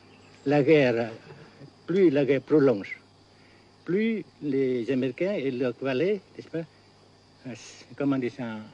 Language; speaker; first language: French; non-native, fluent; Vietnamese